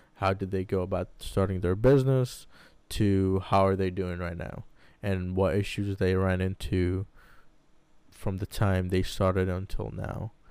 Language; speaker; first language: English; early bilingual, other home language; Arabic